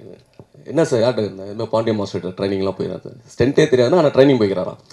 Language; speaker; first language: Tamil; native; Tamil